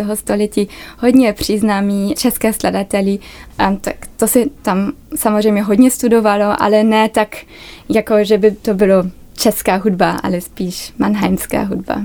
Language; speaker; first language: Czech; early bilingual, other home language; German